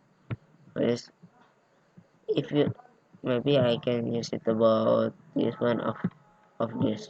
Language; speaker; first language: English; non-native, learner; Indonesian